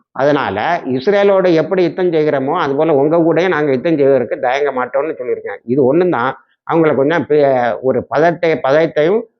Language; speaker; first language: Tamil; native; Tamil